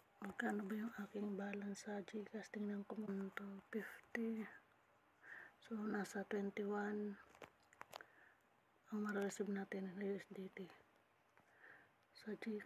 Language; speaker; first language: Filipino; native; Filipino